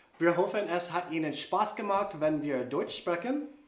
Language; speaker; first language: German; non-native, learner; English